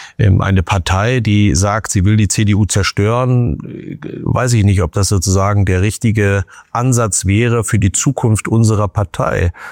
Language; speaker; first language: German; native; German